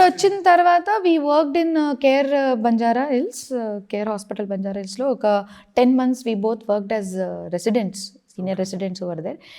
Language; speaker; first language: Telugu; non-native, fluent; Marathi